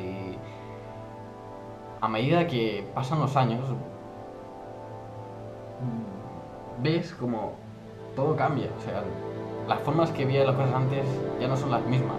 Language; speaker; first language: Spanish; native; Spanish